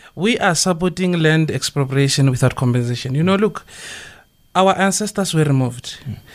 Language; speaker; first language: English; non-native, local second language; Northern Sotho